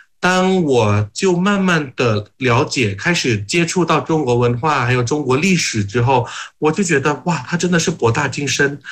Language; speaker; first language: Chinese; non-native, fluent; Thai